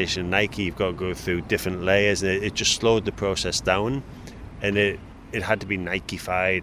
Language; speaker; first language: English; native; English